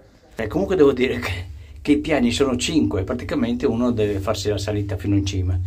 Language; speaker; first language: Italian; native; Italian